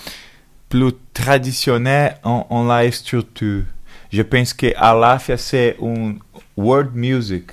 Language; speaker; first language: French; non-native, learner; Portuguese